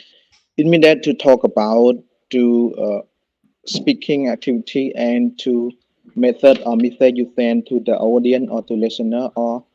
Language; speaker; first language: English; non-native, learner; Khmer